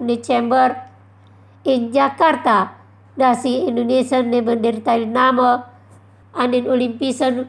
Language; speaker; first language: German; non-native, fluent; Indonesian